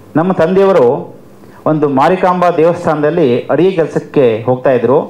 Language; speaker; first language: Kannada; native; Kannada